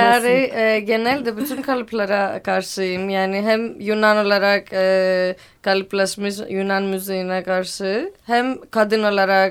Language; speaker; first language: Turkish; non-native, fluent; Greek